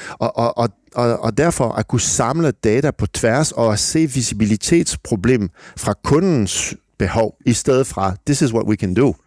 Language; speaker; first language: Danish; non-native, fluent; French